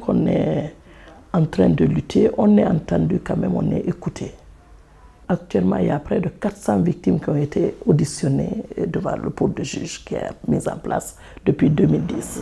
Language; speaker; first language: French; non-native, local second language; Fula